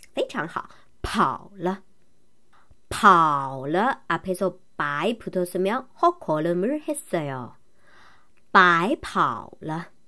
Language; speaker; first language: Korean; non-native, fluent; Chinese